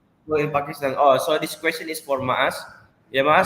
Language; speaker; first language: English; non-native, learner; Indonesian